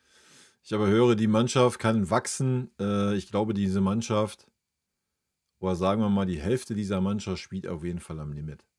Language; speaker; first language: German; native; German